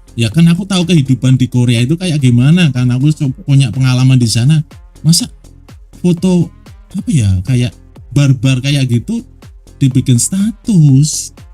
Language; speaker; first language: Indonesian; native; Indonesian